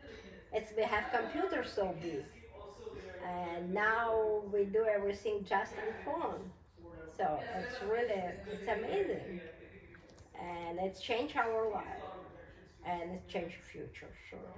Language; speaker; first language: English; non-native, learner; Russian